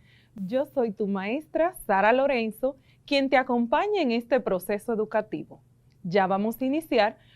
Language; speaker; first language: Spanish; native; Spanish